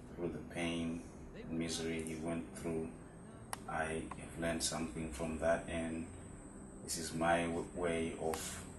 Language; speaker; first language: English; non-native, local second language; Shona